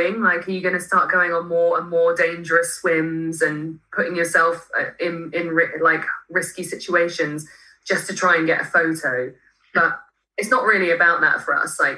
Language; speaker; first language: English; native; English